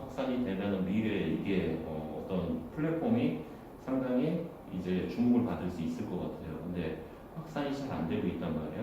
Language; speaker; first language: Korean; native; Korean